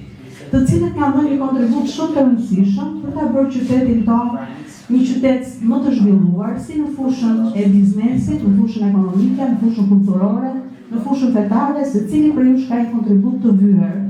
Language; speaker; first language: Albanian; native; Albanian